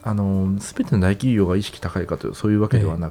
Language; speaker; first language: Japanese; native; Japanese